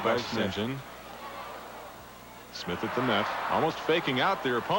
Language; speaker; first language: English; native; English